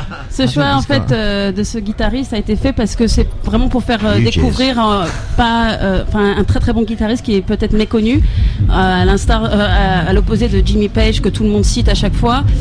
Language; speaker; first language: French; native; French